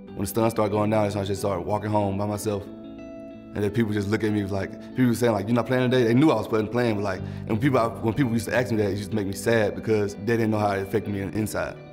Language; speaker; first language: English; native; English